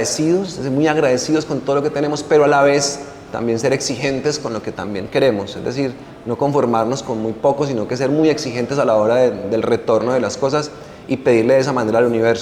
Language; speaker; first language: Spanish; native; Spanish